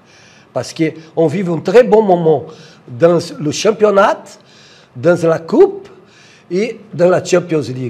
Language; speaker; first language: French; non-native, fluent; Portuguese